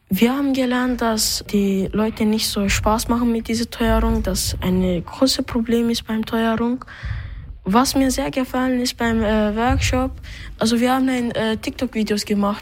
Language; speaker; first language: German; early bilingual, other home language; Turkish